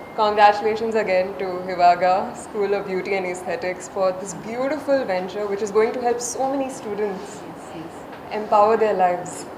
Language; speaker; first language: English; non-native, local second language; Telugu